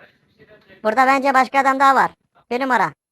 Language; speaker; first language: Turkish; native; Turkish